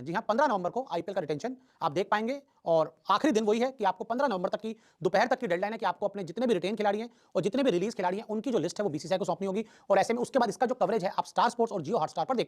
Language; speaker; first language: Hindi; native; Hindi